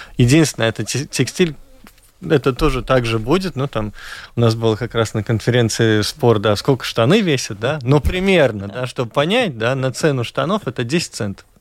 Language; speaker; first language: Russian; non-native, local second language; Latvian